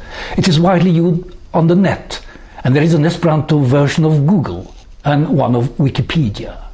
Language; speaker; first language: English; non-native, fluent; French